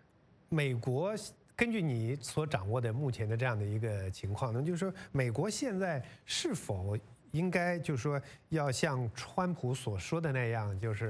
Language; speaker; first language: Chinese; native; Chinese